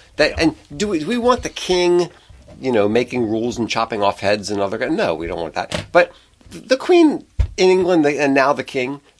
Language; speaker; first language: English; native; English